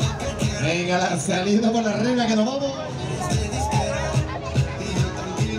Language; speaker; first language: Spanish; native; Spanish